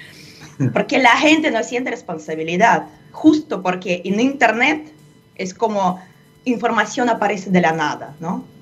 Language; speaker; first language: Spanish; non-native, fluent; Russian